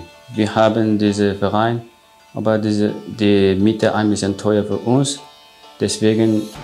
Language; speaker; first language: German; non-native, learner; Uyghur